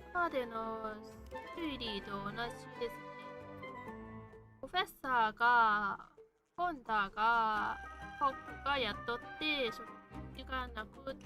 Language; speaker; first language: Japanese; non-native, learner; Chinese